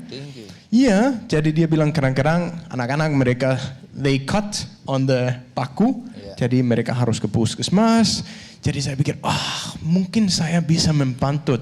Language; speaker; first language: Indonesian; non-native, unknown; Danish